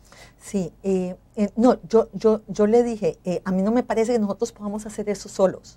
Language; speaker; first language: Spanish; native; Spanish